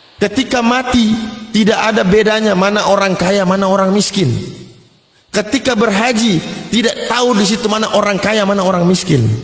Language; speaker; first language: Indonesian; native; Indonesian